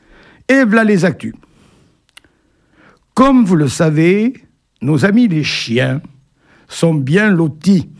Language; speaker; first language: French; native; French